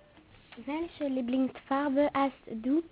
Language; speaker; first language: German; non-native, learner; French